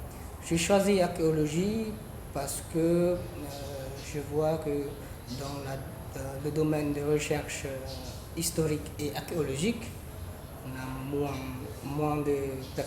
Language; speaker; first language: French; non-native, fluent; Khmer